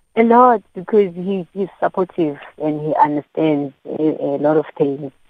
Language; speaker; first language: English; non-native, local second language; Xhosa